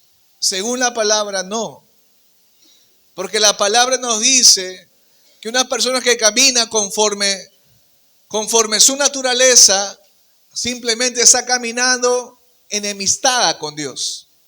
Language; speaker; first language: Spanish; native; Spanish